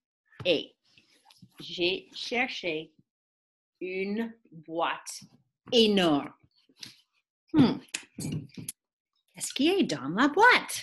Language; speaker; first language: French; non-native, fluent; English